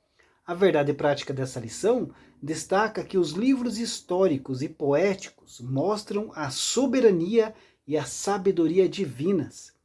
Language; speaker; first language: Portuguese; native; Portuguese